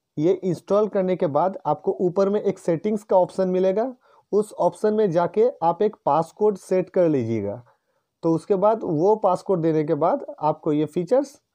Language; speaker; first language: Hindi; non-native, local second language; Bangla